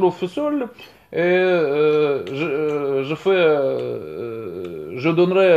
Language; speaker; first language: French; non-native, learner; Russian